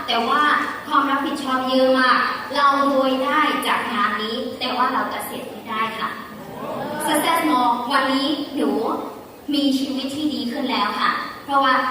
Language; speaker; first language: Thai; non-native, learner; Burmese